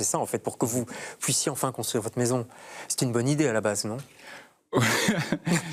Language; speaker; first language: French; native; French